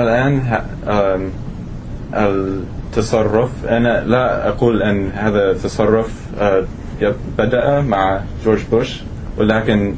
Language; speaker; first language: Arabic; non-native, learner; English